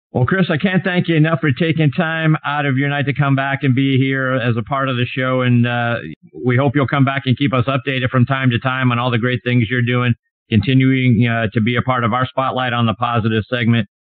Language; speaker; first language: English; native; English